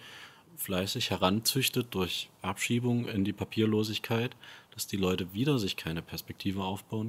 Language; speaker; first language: German; native; German